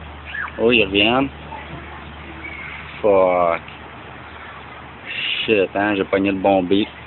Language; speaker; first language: French; native; French